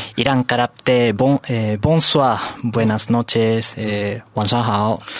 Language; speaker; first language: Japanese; non-native, fluent; Spanish